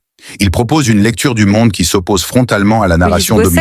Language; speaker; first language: French; native; French